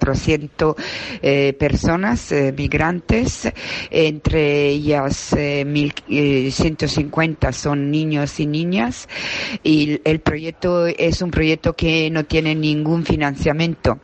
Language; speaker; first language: Spanish; non-native, fluent; Italian